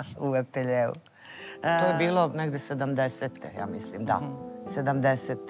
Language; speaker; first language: Serbian; native; Serbian